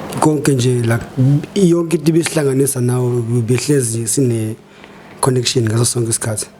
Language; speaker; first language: Zulu; native; Zulu